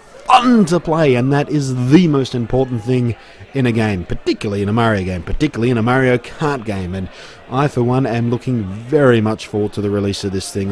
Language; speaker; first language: English; native; English